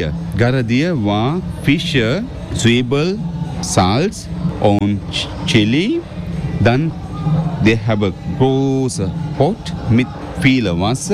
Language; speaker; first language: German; non-native, learner; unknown